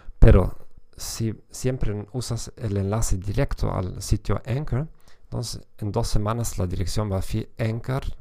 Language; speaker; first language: Spanish; non-native, fluent; German